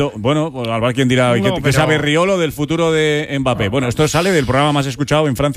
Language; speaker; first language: Spanish; native; Spanish